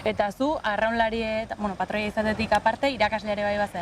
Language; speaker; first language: Basque; native; Basque